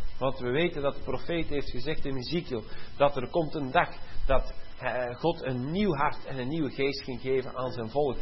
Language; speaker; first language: Dutch; native; Dutch